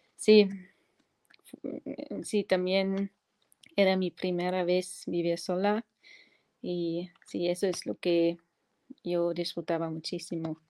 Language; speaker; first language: Spanish; non-native, fluent; German